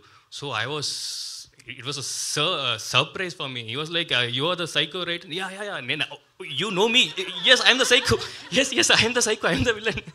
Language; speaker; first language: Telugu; non-native, learner; Tamil